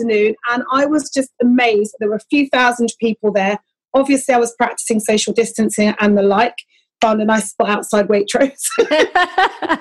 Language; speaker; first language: English; native; English